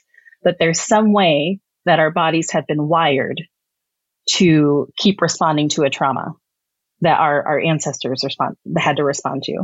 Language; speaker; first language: English; native; English